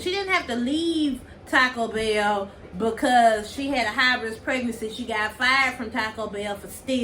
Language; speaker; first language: English; native; English